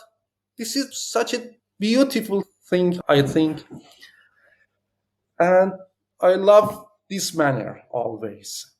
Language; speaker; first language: English; non-native, learner; Persian